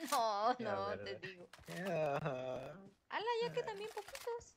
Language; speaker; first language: Spanish; native; Spanish